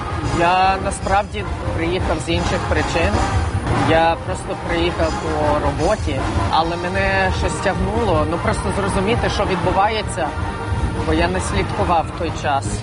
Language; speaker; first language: Ukrainian; non-native, fluent; English